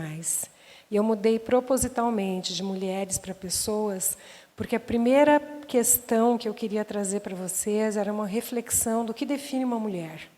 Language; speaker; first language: Portuguese; native; Portuguese